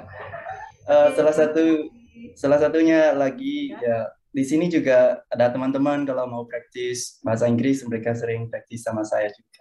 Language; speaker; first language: Indonesian; non-native, fluent; Khmer